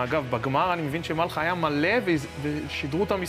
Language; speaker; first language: Hebrew; native; Hebrew